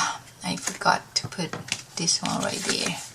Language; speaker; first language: English; non-native, learner; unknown